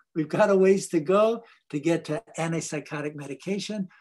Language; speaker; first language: English; native; English